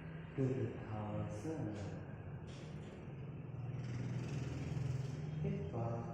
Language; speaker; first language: Vietnamese; non-native, learner; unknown